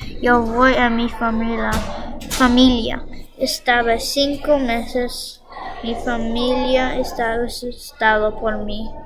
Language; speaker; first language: Spanish; non-native, learner; English